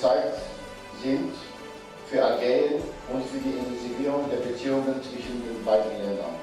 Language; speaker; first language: German; non-native, fluent; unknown